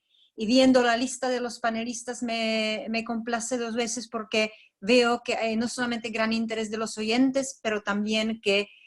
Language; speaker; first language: Spanish; non-native, fluent; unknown